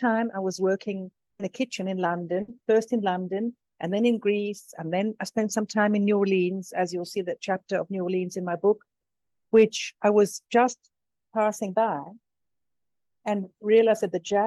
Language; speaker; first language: English; native; English